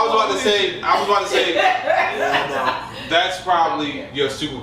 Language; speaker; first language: English; native; English